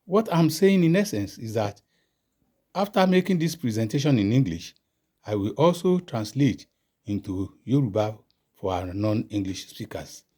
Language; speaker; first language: English; non-native, local second language; Yoruba